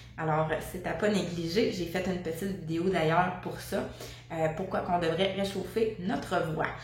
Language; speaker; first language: French; native; French